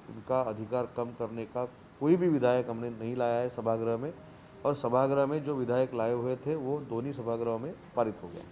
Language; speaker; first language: Hindi; non-native, local second language; Marathi